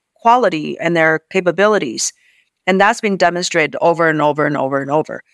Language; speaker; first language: English; non-native, fluent; Chinese